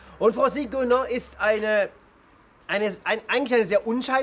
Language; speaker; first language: German; native; German